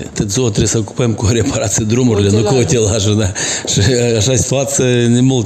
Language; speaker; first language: Romanian; non-native, local second language; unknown